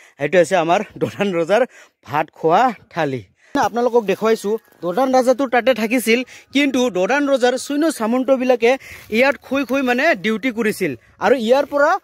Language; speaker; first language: Assamese; non-native, local second language; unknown